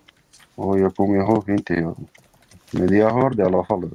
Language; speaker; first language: Swedish; non-native, local second language; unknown